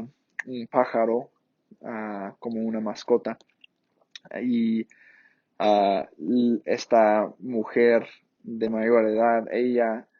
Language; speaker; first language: Spanish; non-native, fluent; English